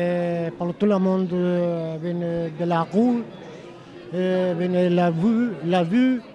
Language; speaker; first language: French; non-native, learner; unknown